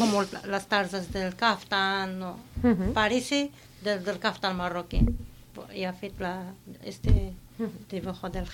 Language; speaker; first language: Spanish; non-native, learner; Arabic